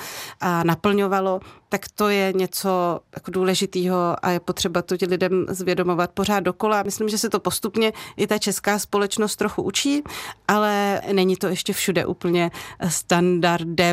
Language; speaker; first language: Czech; native; Czech